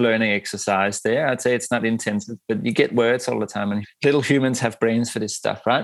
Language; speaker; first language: English; non-native, fluent; Danish